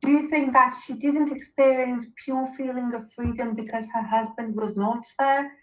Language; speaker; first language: English; non-native, fluent; Persian